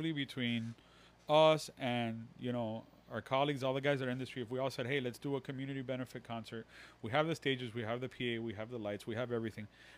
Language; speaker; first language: English; early bilingual, other home language; Spanish